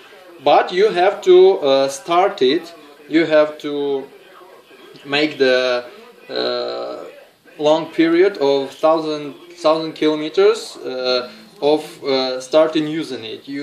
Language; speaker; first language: English; non-native, fluent; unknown